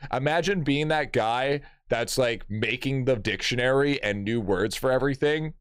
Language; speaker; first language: English; native; English